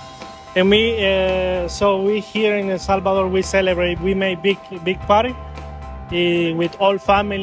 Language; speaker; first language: English; non-native, learner; Spanish